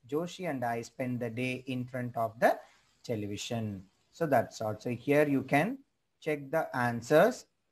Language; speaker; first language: English; non-native, local second language; Tamil